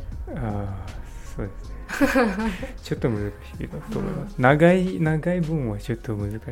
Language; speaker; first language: Japanese; non-native, learner; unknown